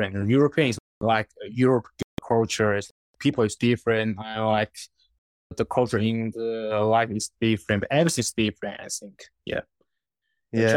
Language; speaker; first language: English; non-native, learner; Chinese